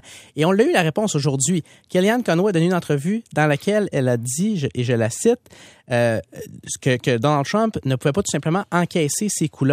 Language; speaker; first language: French; native; French